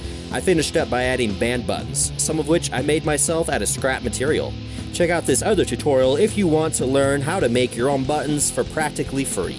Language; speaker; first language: English; native; English